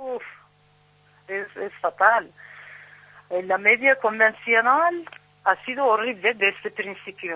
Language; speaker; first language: Spanish; non-native, learner; Turkish